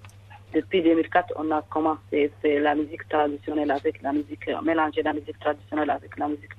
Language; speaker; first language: French; non-native, learner; Arabic